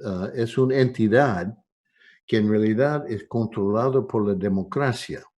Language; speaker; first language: Spanish; non-native, fluent; English